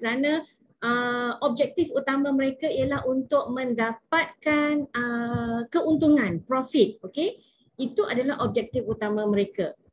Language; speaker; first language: Malay; native; Malay